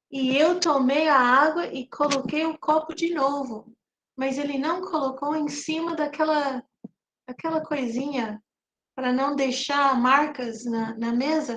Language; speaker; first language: Portuguese; non-native, fluent; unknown